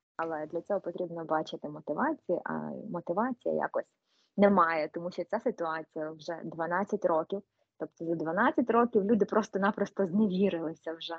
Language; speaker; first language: Ukrainian; native; Ukrainian